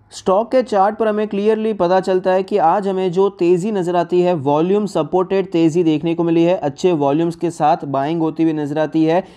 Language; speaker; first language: Hindi; native; Hindi